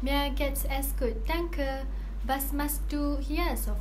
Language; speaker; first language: German; non-native, learner; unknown